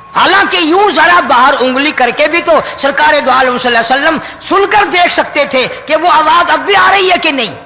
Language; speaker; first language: Urdu; non-native, local second language; Saraiki